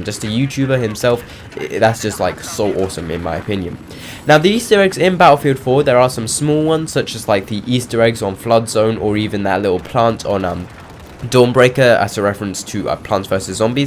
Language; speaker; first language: English; native; English